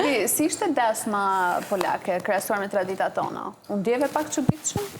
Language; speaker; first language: Albanian; native; Albanian